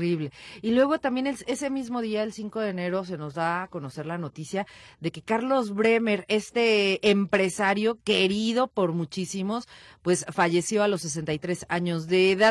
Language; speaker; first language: Spanish; native; Spanish